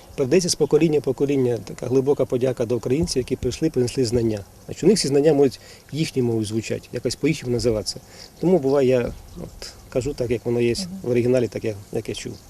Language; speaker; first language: Ukrainian; non-native, local second language; Russian